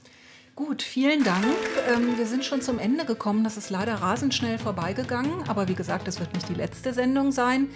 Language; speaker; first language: German; native; German